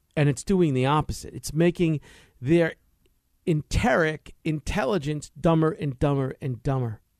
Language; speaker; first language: English; native; English